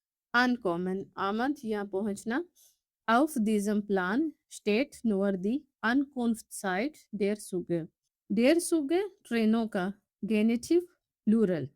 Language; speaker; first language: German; non-native, fluent; Urdu